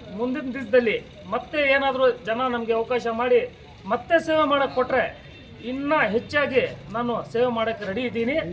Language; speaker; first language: Kannada; non-native, local second language; Urdu